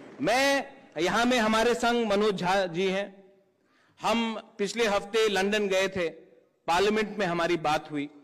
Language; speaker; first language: Hindi; non-native, local second language; Kok Borok